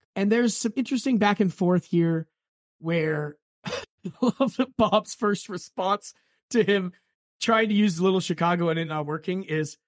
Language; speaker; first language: English; native; English